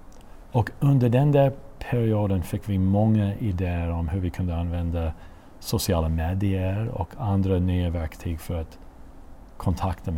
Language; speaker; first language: Swedish; non-native, fluent; English